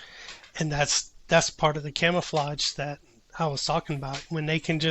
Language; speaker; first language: English; native; English